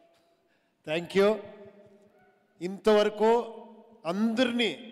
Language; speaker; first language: Telugu; non-native, local second language; Kannada